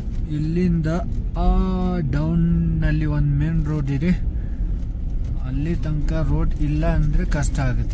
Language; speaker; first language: Kannada; non-native, fluent; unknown